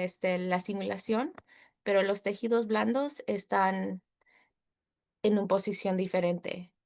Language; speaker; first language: Spanish; early bilingual, heritage; Spanish